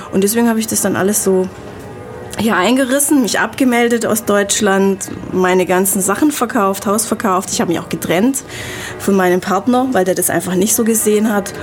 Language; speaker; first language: German; native; German